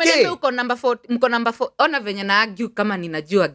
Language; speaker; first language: Swahili; non-native, local second language; Kikuyu